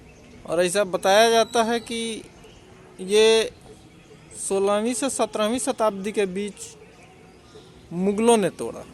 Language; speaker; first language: Hindi; native; Hindi